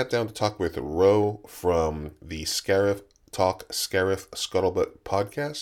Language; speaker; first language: English; native; English